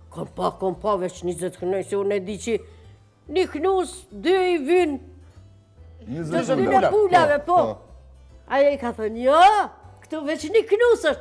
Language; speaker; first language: Albanian; native; Albanian